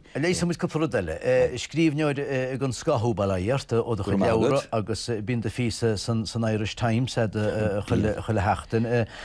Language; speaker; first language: Irish; native; Irish